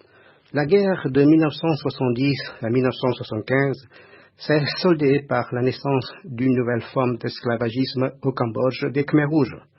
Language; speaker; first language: French; non-native, fluent; Khmer